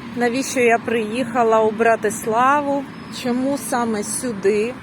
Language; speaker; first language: Ukrainian; native; Ukrainian